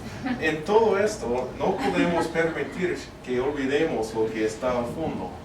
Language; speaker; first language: Spanish; non-native, fluent; English